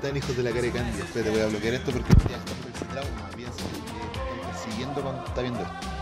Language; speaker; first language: Spanish; native; Spanish